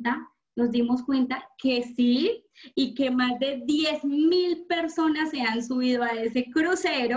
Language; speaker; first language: Spanish; native; Spanish